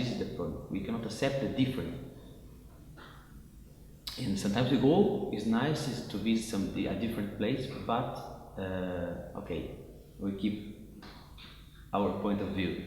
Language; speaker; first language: English; non-native, fluent; Portuguese